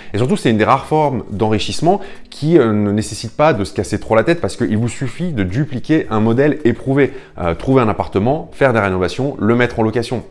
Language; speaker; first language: French; native; French